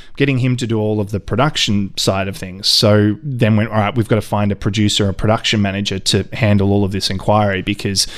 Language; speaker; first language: English; native; English